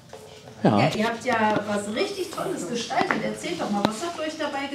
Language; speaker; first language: German; native; German